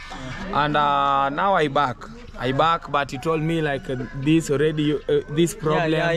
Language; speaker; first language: English; non-native, learner; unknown